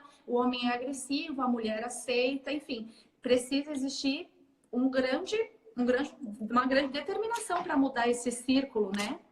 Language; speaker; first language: Portuguese; native; Portuguese